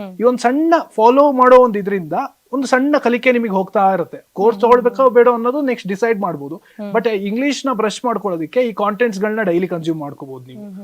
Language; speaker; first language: Kannada; native; Kannada